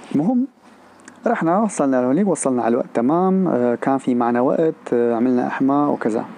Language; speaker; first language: Arabic; native; Arabic